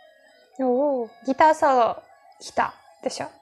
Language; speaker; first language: Japanese; non-native, fluent; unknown